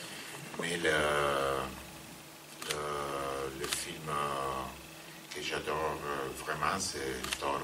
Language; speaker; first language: French; non-native, fluent; Italian